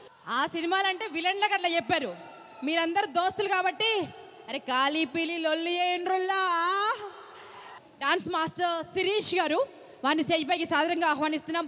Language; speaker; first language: Telugu; native; Telugu